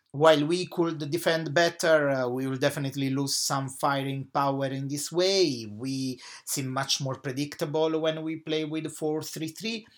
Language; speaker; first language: English; non-native, fluent; Italian